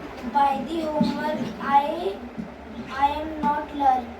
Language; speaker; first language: English; non-native, learner; Hindi